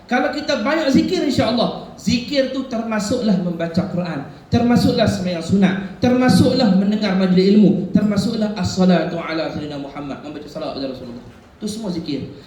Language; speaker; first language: Malay; native; Malay